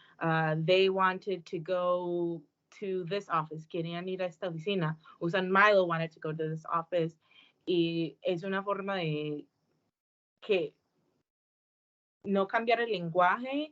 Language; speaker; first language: Spanish; early bilingual, heritage; Spanish